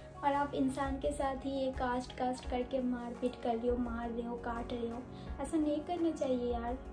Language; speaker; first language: Hindi; non-native, local second language; Bangla